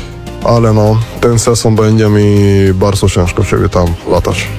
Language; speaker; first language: Polish; non-native, learner; Spanish